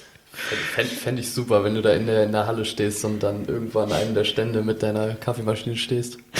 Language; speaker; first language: German; native; German